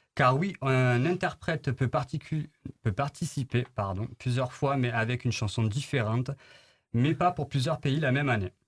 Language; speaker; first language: French; native; French